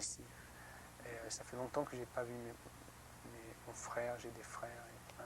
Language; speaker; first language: French; non-native, learner; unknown